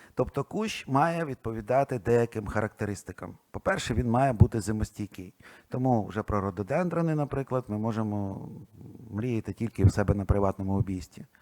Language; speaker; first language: Ukrainian; non-native, local second language; Russian